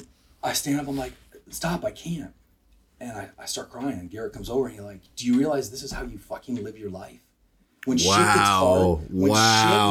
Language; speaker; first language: English; native; English